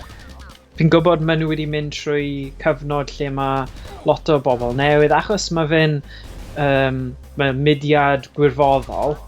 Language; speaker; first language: Welsh; native; Welsh